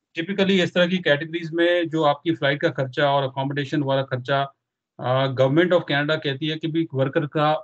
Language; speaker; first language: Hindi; non-native, local second language; Punjabi